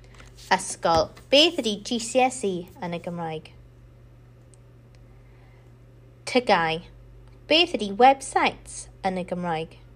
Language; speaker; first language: Welsh; non-native, local second language; English